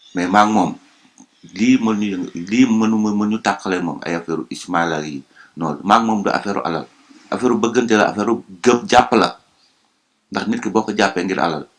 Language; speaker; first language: Wolof; native; Wolof